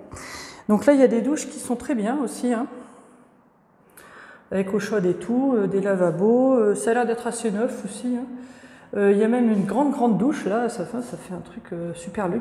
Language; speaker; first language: French; native; French